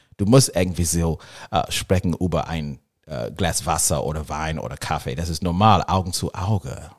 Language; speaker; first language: German; non-native, learner; English